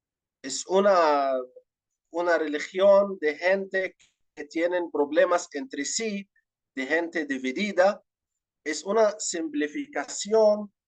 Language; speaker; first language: Spanish; non-native, fluent; Arabic